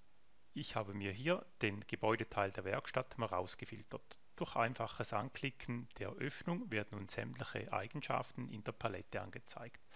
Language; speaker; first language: German; native; German